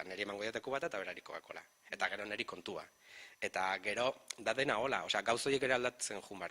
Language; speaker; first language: Basque; non-native, local second language; Spanish